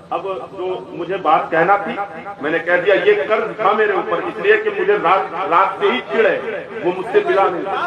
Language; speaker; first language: Urdu; native; Urdu